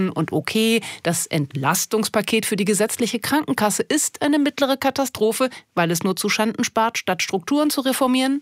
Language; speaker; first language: German; native; German